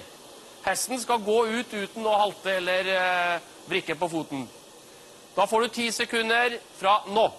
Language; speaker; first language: Norwegian; native; Norwegian